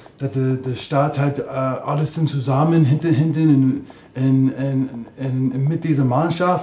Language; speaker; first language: German; non-native, learner; English